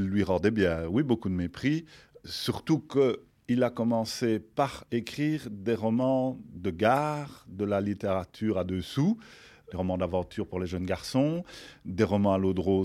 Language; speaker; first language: French; native; French